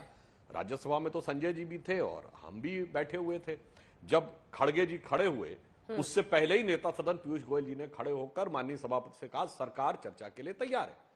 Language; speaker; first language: Hindi; native; Hindi